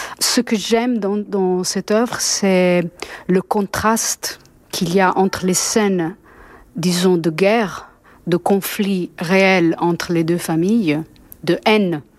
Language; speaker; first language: French; non-native, fluent; Italian